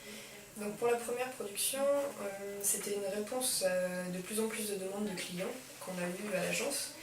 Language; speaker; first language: French; native; French